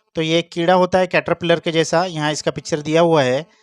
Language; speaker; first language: Hindi; non-native, local second language; Marathi